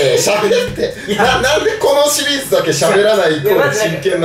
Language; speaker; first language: Japanese; native; Japanese